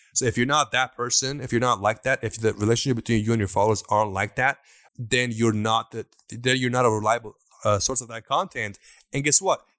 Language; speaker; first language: English; non-native, fluent; Persian